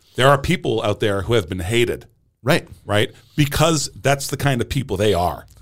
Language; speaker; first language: English; early bilingual, other home language; Portuguese